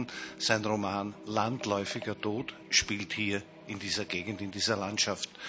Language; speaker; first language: German; native; German